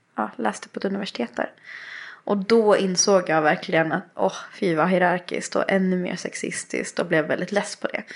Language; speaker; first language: Swedish; native; Swedish